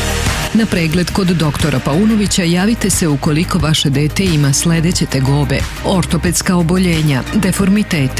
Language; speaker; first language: Serbian; native; Serbian